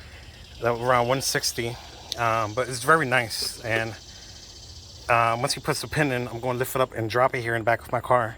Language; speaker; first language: English; native; English